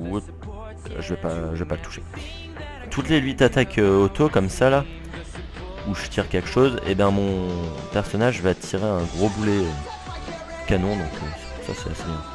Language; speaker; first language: French; native; French